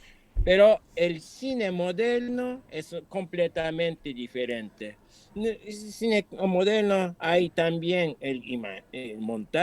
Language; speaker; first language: Spanish; non-native, fluent; Japanese